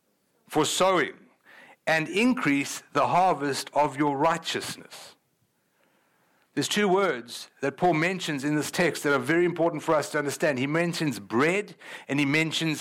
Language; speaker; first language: English; native; English